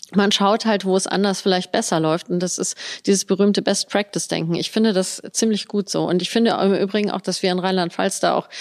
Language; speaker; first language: German; native; German